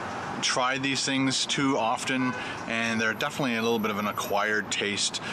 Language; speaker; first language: English; native; English